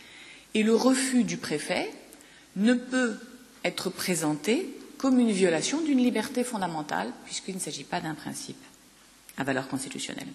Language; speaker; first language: French; native; French